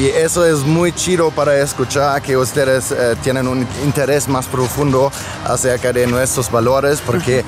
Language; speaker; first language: Spanish; non-native, fluent; German